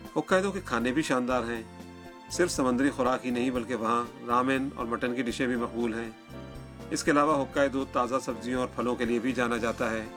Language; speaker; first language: Urdu; native; Urdu